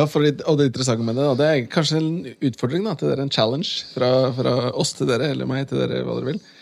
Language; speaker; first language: Norwegian; native; Norwegian